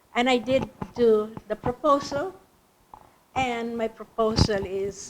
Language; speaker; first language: English; non-native, local second language; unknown